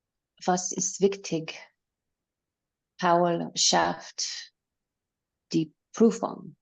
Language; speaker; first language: German; non-native, learner; English